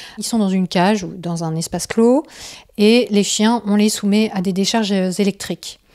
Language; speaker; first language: French; native; French